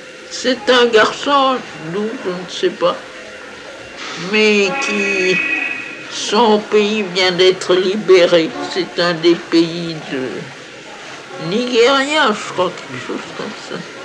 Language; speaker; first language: French; native; French